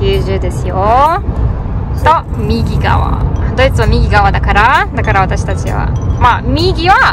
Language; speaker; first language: Japanese; non-native, learner; German